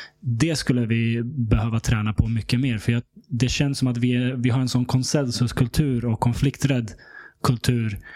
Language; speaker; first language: Swedish; early bilingual, other home language; Serbian